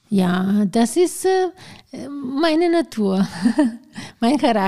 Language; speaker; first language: German; non-native, fluent; Bulgarian